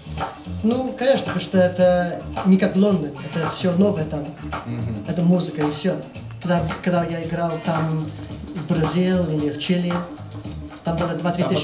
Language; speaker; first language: Russian; early bilingual, heritage; English